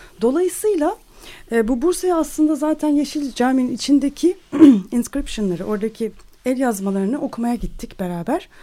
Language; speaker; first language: Turkish; native; Turkish